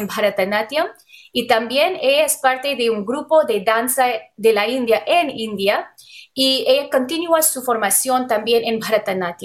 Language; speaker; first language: Spanish; non-native, learner; English